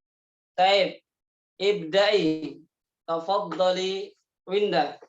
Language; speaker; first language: Arabic; non-native, fluent; Indonesian